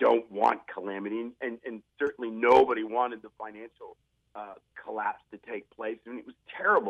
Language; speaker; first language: English; native; English